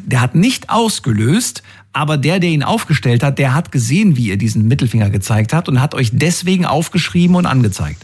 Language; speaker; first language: German; native; German